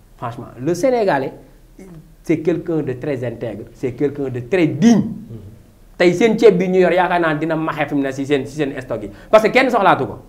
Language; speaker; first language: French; non-native, local second language; Wolof